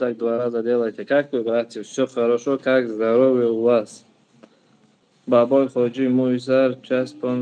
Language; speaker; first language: Russian; non-native, learner; Tajik